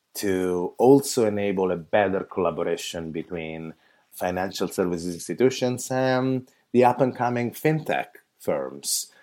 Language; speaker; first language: English; non-native, fluent; Italian